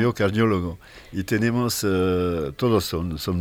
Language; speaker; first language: Spanish; non-native, fluent; French